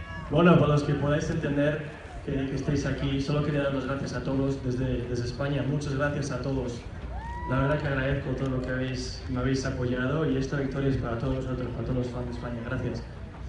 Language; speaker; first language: Spanish; native; Spanish